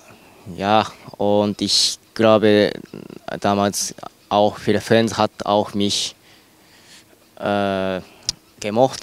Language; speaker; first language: German; non-native, learner; Japanese